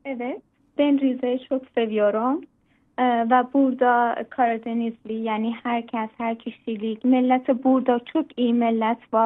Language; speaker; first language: Turkish; non-native, learner; Persian